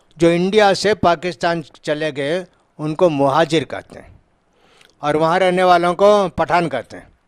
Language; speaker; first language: Urdu; native; Urdu